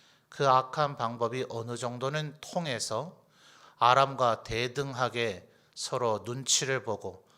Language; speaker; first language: Korean; native; Korean